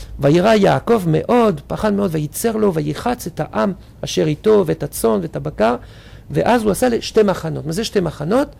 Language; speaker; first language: Hebrew; non-native, fluent; French